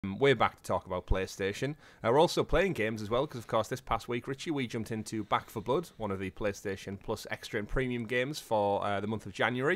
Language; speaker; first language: English; native; English